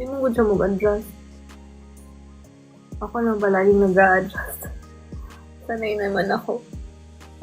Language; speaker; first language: Filipino; non-native, local second language; Cebuano